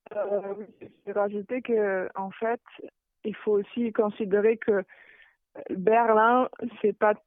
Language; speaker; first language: French; non-native, fluent; German